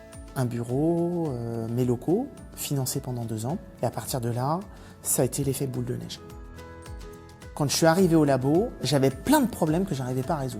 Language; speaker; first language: French; native; French